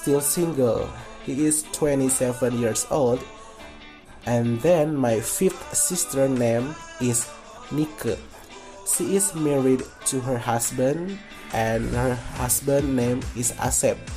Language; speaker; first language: English; non-native, fluent; Indonesian